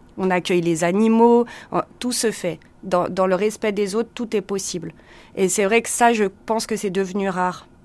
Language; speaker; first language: French; native; French